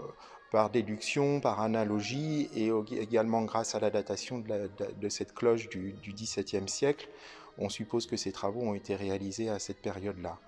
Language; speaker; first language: French; native; French